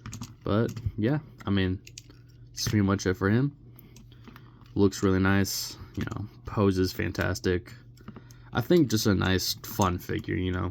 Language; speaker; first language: English; native; English